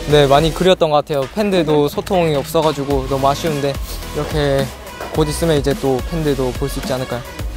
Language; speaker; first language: Korean; native; Korean